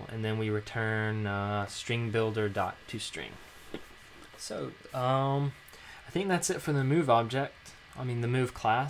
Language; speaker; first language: English; native; English